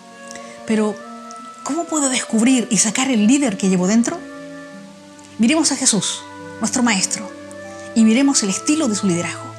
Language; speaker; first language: Spanish; native; Spanish